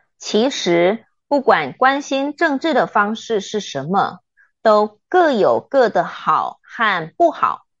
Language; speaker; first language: Chinese; native; Chinese